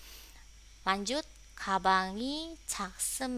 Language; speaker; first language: Korean; non-native, fluent; Indonesian